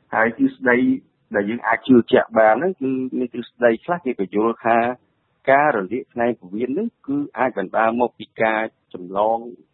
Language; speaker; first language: Khmer; native; Khmer